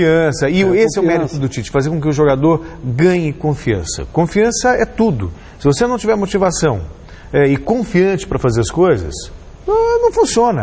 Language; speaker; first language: Portuguese; native; Portuguese